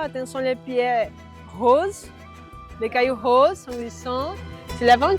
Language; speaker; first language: French; non-native, learner; Portuguese